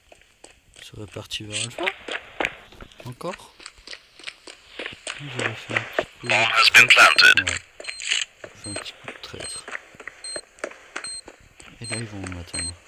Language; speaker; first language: French; native; French